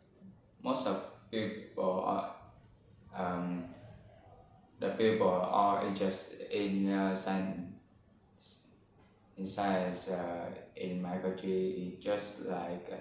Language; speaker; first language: English; non-native, learner; Vietnamese